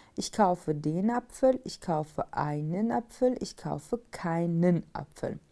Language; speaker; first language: German; non-native, fluent; Turkish